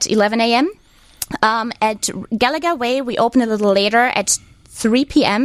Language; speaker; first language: English; non-native, fluent; German